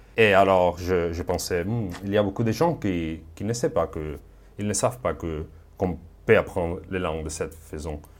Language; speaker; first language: French; non-native, fluent; Spanish